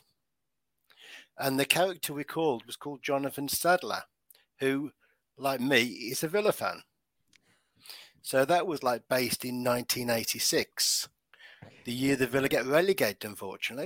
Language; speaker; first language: English; native; English